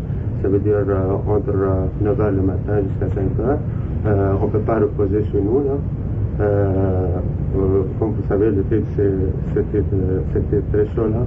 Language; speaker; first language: French; non-native, learner; Arabic